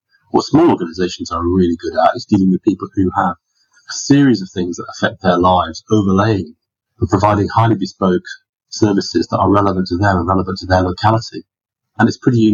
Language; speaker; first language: English; native; English